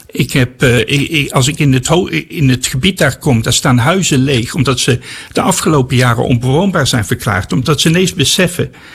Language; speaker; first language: Dutch; native; Dutch